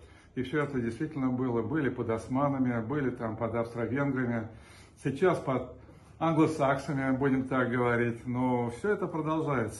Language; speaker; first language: Russian; native; Russian